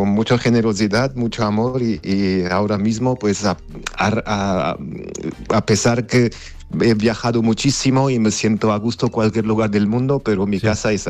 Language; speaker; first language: Spanish; non-native, fluent; Armenian